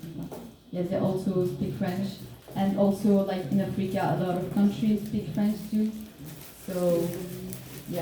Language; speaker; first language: English; non-native, fluent; French